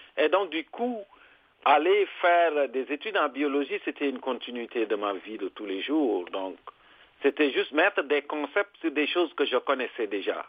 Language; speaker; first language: French; non-native, local second language; Serer